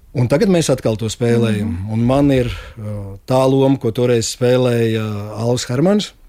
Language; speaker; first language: Latvian; native; Latvian